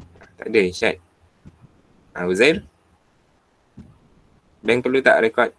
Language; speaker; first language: Malay; native; Malay